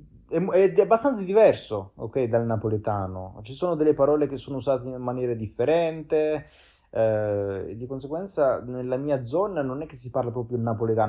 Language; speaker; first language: Italian; native; Italian